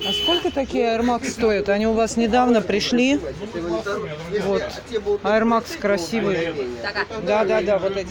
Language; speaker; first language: Russian; non-native, learner; Vietnamese